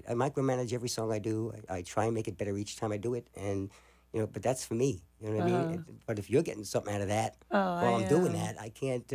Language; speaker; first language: English; native; English